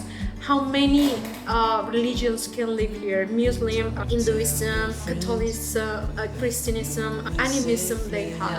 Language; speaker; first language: English; non-native, fluent; Spanish